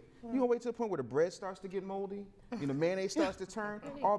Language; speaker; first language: English; native; English